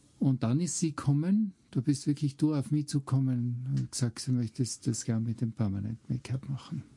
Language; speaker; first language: German; native; German